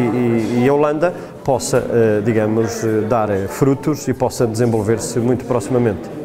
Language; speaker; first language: Portuguese; native; Portuguese